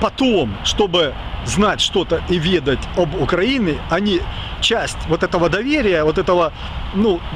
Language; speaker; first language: Russian; non-native, local second language; Ukrainian